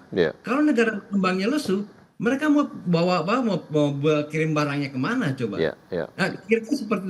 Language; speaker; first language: Indonesian; native; Indonesian